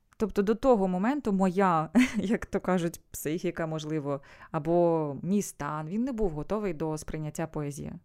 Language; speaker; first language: Ukrainian; non-native, local second language; Russian